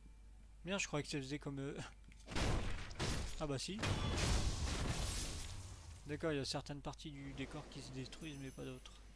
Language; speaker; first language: French; native; French